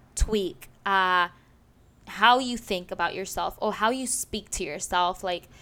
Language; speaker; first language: English; non-native, local second language; Spanish